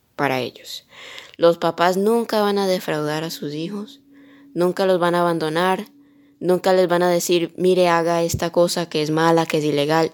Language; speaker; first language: Spanish; early bilingual, heritage; Spanish